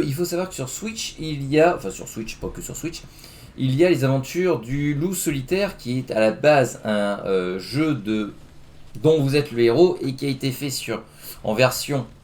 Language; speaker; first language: French; native; French